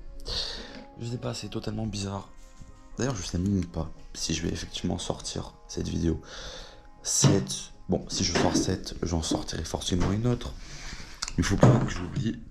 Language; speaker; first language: French; native; French